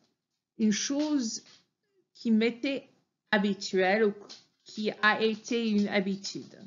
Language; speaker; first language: French; non-native, fluent; English